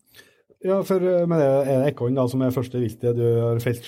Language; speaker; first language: Norwegian; native; Norwegian